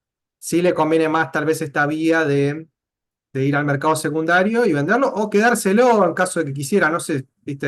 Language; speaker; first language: Spanish; native; Spanish